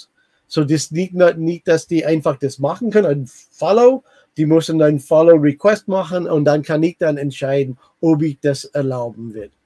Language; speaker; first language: German; non-native, learner; English